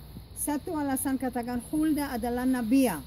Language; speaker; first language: Indonesian; non-native, fluent; Hebrew